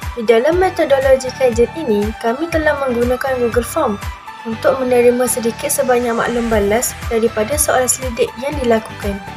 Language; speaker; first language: Malay; native; Malay